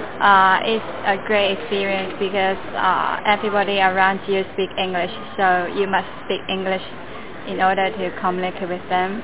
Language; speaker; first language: English; non-native, learner; Cantonese